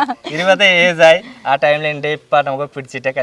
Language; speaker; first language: Malayalam; non-native, local second language; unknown